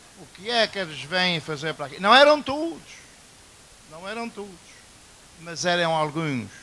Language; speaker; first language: Portuguese; native; Portuguese